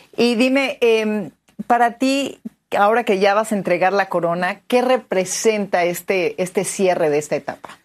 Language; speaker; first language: Spanish; native; Spanish